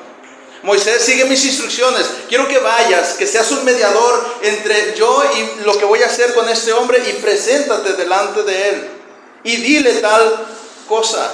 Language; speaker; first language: Spanish; native; Spanish